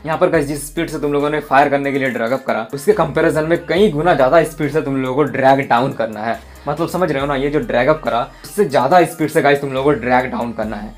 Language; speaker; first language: Hindi; native; Hindi